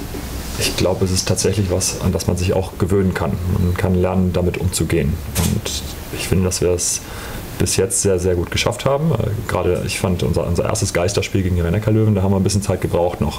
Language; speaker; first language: German; native; German